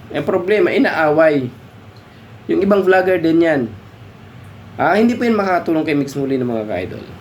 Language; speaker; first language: Filipino; non-native, local second language; Cebuano